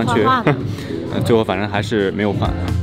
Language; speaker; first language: Chinese; native; Chinese